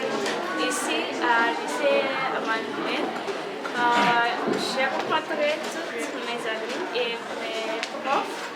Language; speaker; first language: French; non-native, learner; Malagasy